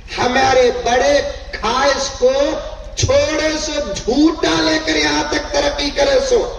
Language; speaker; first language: Urdu; native; Urdu